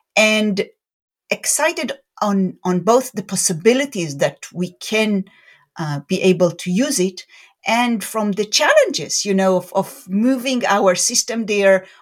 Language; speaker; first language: English; non-native, fluent; Hebrew